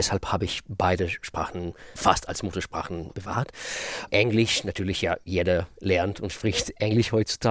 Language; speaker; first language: German; non-native, fluent; Russian